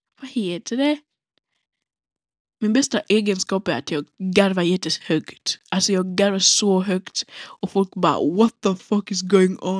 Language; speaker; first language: Swedish; non-native, local second language; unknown